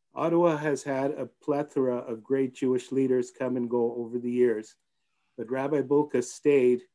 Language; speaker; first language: English; native; English